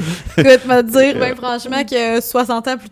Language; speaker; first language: French; native; French